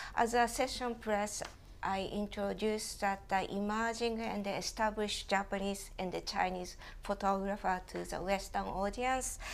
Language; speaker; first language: English; non-native, fluent; Japanese